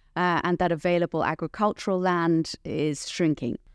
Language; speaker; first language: English; native; English